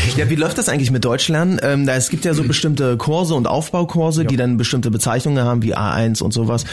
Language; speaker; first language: German; native; German